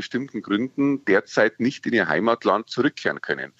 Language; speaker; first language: German; native; German